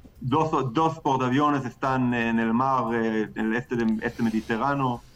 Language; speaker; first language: Spanish; non-native, fluent; Hebrew